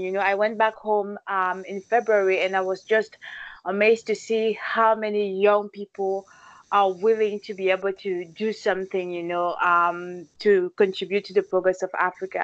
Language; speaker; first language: English; non-native, local second language; French